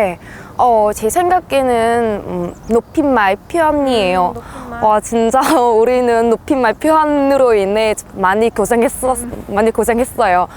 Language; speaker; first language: Korean; non-native, fluent; Vietnamese